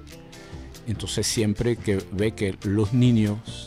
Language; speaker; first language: Spanish; non-native, fluent; Haitian Creole